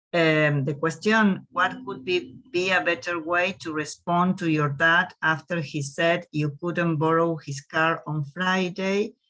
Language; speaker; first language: English; non-native, learner; Spanish